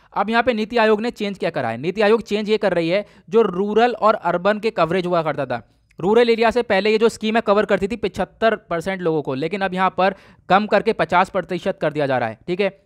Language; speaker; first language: Hindi; native; Hindi